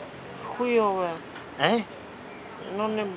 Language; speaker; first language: Italian; non-native, learner; Bulgarian